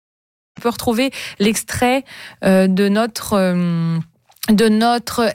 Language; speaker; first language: French; native; French